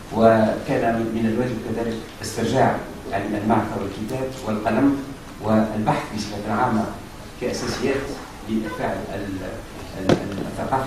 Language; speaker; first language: Arabic; native; Arabic